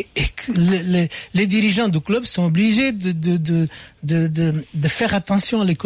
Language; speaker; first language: French; non-native, fluent; Portuguese